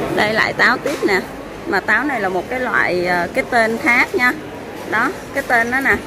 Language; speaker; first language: Vietnamese; native; Vietnamese